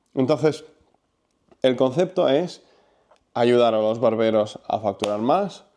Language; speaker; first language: Spanish; non-native, fluent; Ukrainian